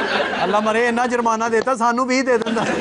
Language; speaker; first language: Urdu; non-native, local second language; Punjabi